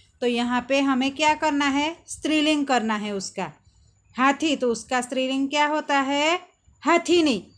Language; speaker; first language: Hindi; non-native, local second language; Gujarati